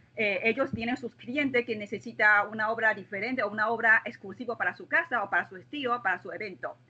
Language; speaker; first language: Spanish; non-native, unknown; Chinese